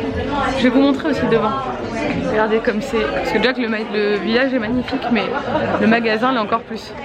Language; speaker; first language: French; native; French